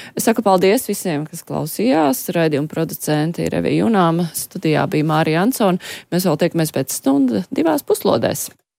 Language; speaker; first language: Latvian; native; Latvian